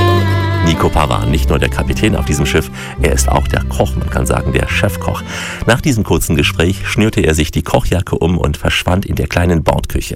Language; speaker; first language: German; native; German